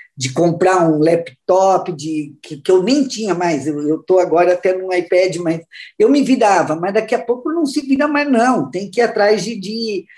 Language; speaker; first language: Portuguese; native; Portuguese